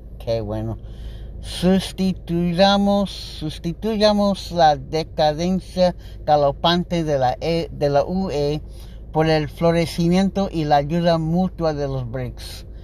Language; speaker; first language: Spanish; non-native, learner; English